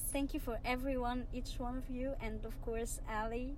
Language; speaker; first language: English; non-native, fluent; Arabic